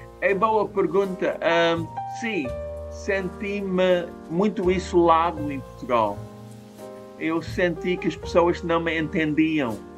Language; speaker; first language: Portuguese; non-native, fluent; English